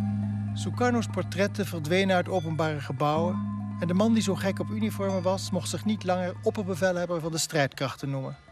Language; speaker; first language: Dutch; native; Dutch